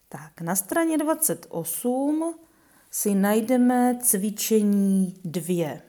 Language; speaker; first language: Czech; native; Czech